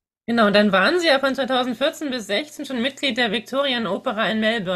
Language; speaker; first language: German; native; German